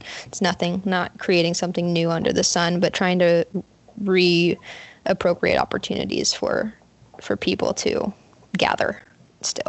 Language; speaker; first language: English; native; English